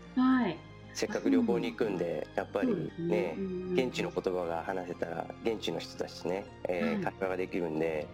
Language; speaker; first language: Japanese; native; Japanese